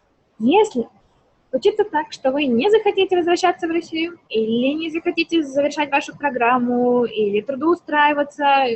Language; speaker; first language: Russian; native; Russian